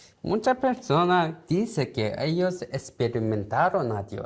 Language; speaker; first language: Spanish; non-native, learner; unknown